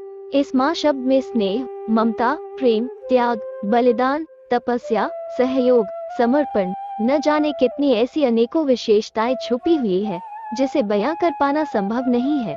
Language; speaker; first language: Hindi; native; Hindi